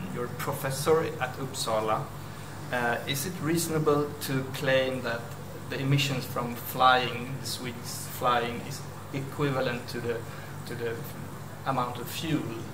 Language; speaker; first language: English; non-native, fluent; Swedish